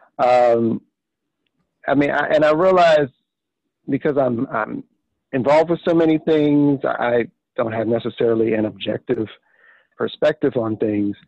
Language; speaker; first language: English; native; English